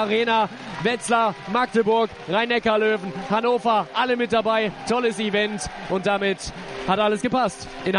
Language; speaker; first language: German; native; German